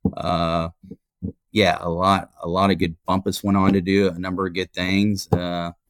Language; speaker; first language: English; native; English